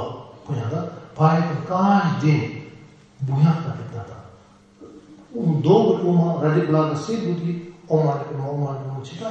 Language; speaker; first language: Russian; non-native, learner; Tibetan